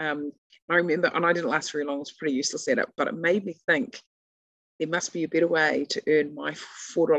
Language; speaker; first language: English; native; English